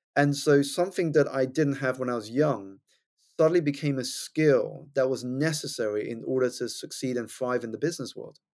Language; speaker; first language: English; native; English